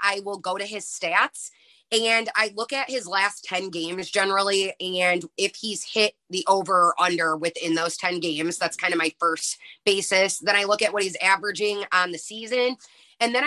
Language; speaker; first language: English; native; English